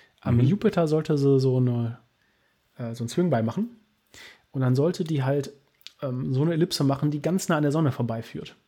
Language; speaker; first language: German; native; German